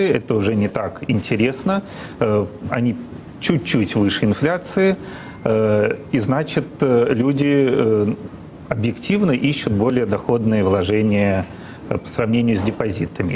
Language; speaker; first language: Russian; native; Russian